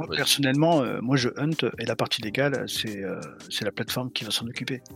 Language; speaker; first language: French; native; French